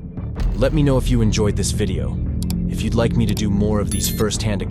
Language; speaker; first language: English; native; English